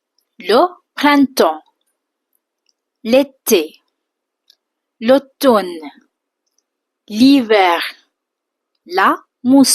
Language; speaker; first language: French; non-native, fluent; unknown